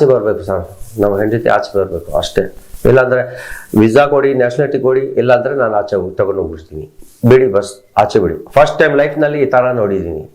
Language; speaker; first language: Kannada; non-native, local second language; Telugu